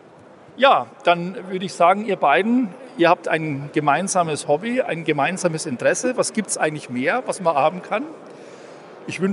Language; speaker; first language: German; native; German